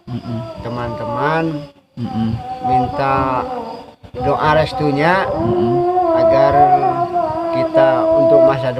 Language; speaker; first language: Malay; non-native, local second language; Sundanese